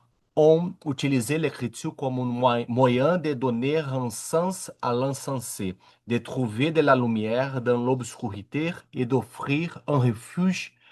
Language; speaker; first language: French; non-native, learner; Portuguese